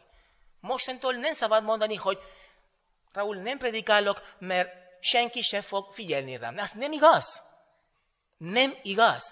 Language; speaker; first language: Hungarian; non-native, learner; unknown